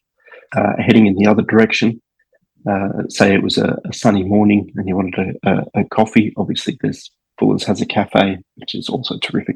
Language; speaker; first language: English; native; English